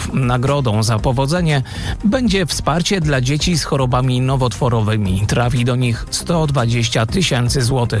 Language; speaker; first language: Polish; native; Polish